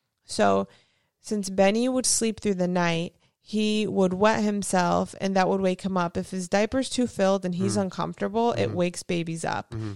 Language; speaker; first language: English; native; English